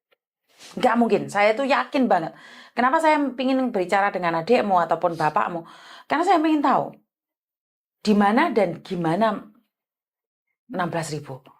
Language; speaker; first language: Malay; non-native, local second language; Javanese